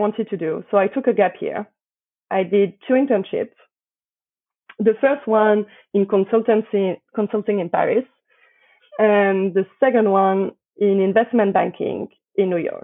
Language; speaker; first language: English; non-native, fluent; French